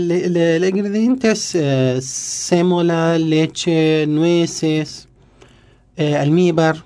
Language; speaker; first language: Spanish; non-native, learner; Arabic